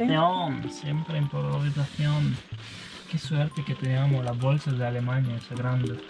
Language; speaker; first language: Spanish; non-native, learner; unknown